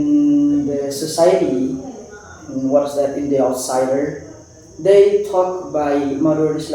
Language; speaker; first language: English; non-native, fluent; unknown